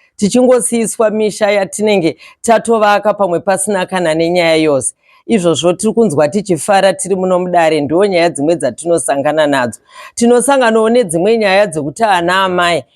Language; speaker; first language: Shona; native; Shona